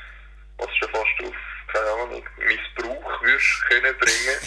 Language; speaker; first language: German; native; German